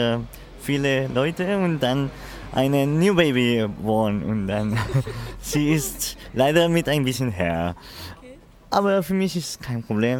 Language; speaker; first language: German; non-native, learner; Spanish